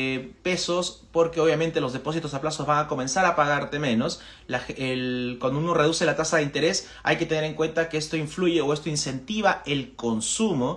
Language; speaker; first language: Spanish; native; Spanish